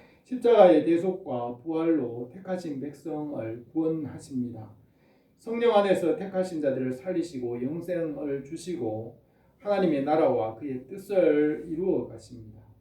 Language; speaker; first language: Korean; native; Korean